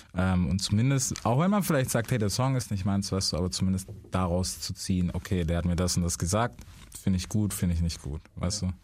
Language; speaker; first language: German; native; German